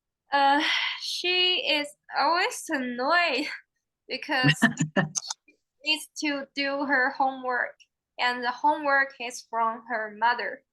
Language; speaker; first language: English; non-native, learner; Chinese